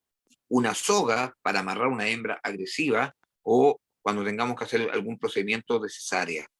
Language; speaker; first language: Spanish; native; Spanish